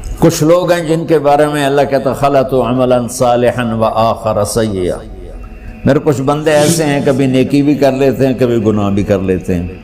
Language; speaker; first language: Urdu; non-native, local second language; Punjabi